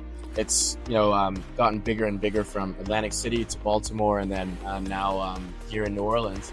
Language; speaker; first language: English; native; English